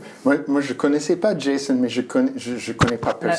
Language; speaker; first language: French; non-native, fluent; English